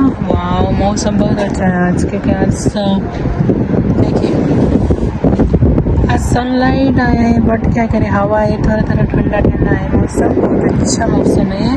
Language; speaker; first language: Hindi; non-native, learner; Nepali